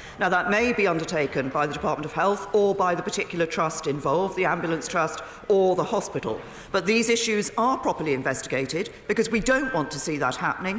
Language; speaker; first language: English; native; English